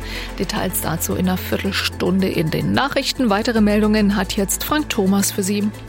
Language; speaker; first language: German; native; German